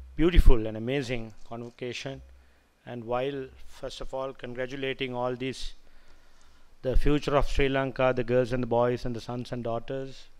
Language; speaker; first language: English; non-native, local second language; Sinhala